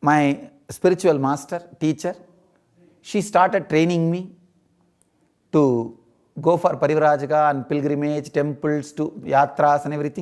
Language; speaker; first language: English; non-native, local second language; Tamil